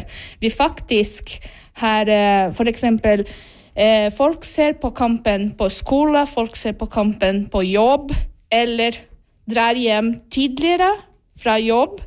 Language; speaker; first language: Norwegian; non-native, fluent; Portuguese